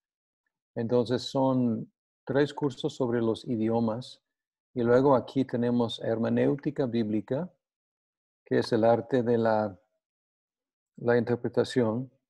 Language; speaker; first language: Spanish; non-native, fluent; English